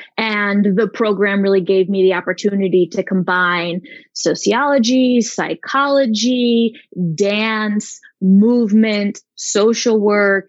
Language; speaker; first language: English; native; English